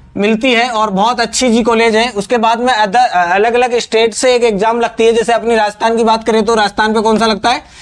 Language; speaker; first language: Hindi; native; Hindi